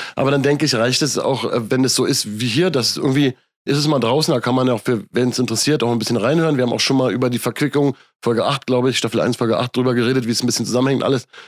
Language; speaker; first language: German; native; German